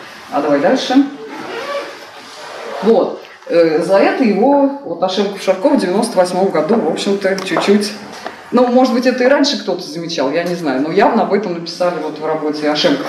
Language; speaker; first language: Russian; native; Russian